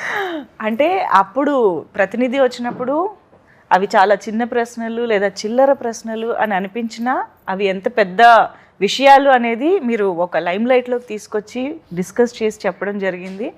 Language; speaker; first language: Telugu; native; Telugu